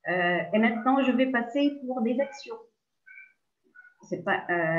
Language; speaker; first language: French; non-native, local second language; Arabic